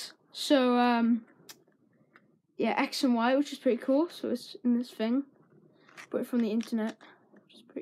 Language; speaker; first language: English; native; English